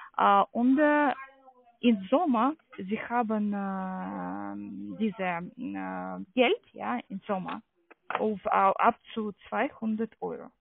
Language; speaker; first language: German; non-native, learner; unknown